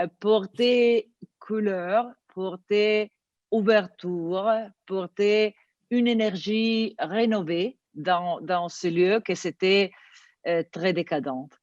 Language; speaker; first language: French; non-native, learner; Italian